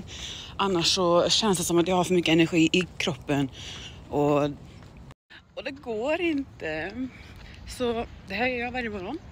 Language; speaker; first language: Swedish; early bilingual, heritage; Swedish